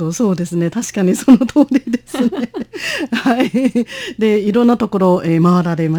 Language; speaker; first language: Japanese; non-native, fluent; Chinese